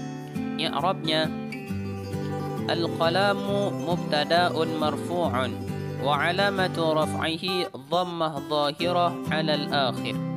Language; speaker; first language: Arabic; non-native, fluent; Indonesian